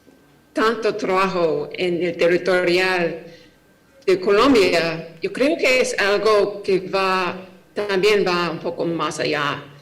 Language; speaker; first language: Spanish; non-native, fluent; English